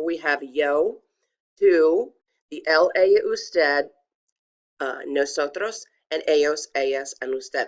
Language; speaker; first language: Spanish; non-native, fluent; English